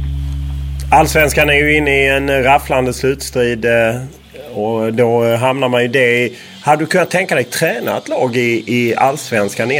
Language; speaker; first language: Swedish; native; Swedish